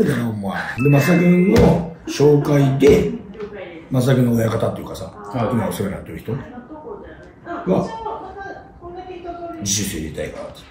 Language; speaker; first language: Japanese; native; Japanese